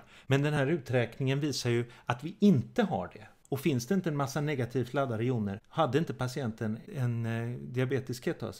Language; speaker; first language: Swedish; native; Swedish